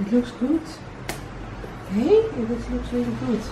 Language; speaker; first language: English; non-native, fluent; Dutch